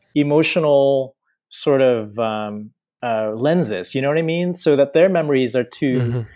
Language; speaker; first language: English; native; English